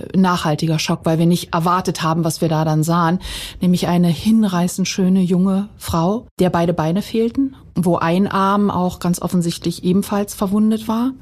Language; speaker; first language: German; early bilingual, other home language; Bosnian